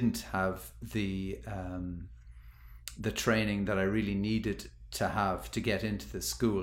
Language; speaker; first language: English; native; English